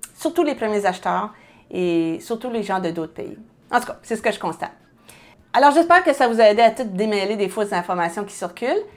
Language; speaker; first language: French; native; French